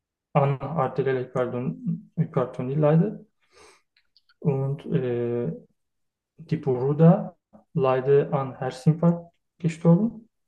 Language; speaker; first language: German; non-native, learner; Turkish